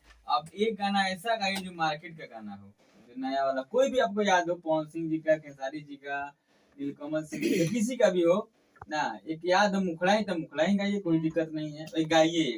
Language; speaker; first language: Hindi; non-native, local second language; Bhojpuri